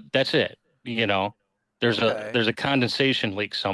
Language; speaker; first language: English; native; English